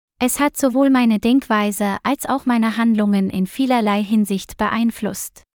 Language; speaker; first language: German; non-native, learner; Vietnamese